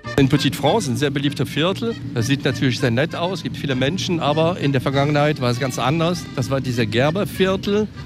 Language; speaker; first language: German; non-native, local second language; French